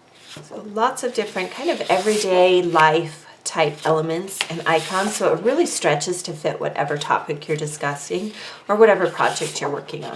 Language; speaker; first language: English; native; English